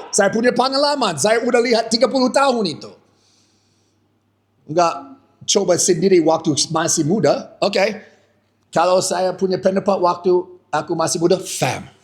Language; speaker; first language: Indonesian; non-native, fluent; English